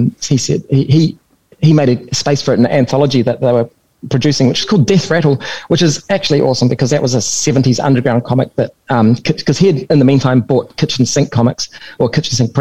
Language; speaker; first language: English; native; English